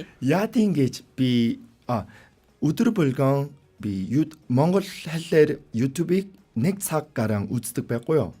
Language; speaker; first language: Mongolian; non-native, fluent; Korean